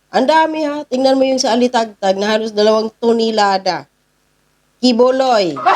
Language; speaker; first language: Filipino; non-native, local second language; Cebuano